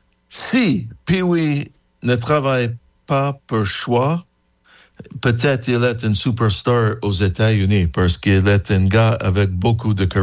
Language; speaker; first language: French; non-native, learner; English